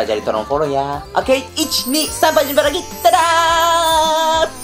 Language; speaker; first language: Indonesian; non-native, learner; Japanese